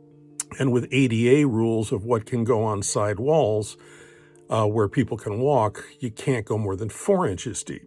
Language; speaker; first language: English; native; English